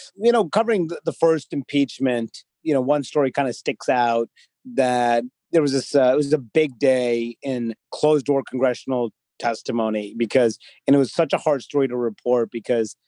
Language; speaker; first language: English; native; English